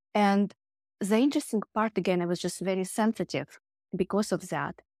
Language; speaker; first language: English; non-native, fluent; Russian